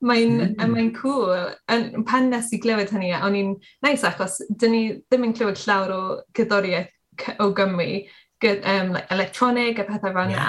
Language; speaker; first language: Welsh; non-native, learner; English